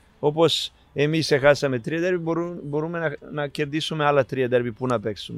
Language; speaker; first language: Greek; non-native, learner; Serbian